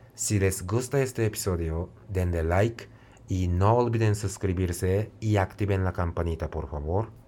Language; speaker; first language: Spanish; non-native, fluent; Japanese